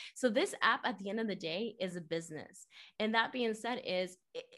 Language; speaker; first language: English; non-native, fluent; Spanish